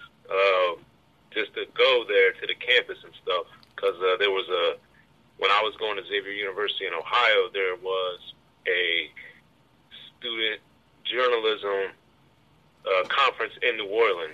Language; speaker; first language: English; native; English